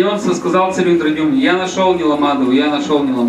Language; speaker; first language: Russian; native; Russian